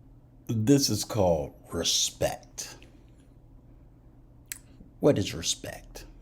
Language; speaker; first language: English; native; English